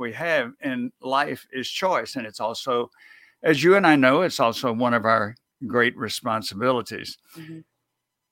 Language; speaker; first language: English; native; English